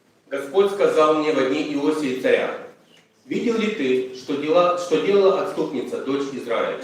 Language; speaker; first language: Russian; native; Russian